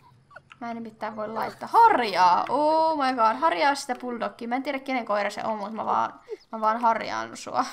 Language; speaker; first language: Finnish; native; Finnish